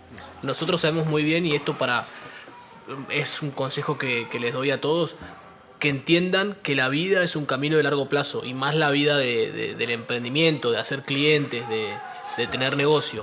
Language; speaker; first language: Spanish; native; Spanish